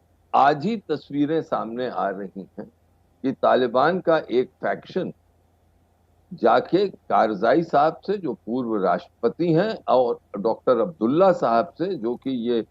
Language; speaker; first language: Hindi; native; Hindi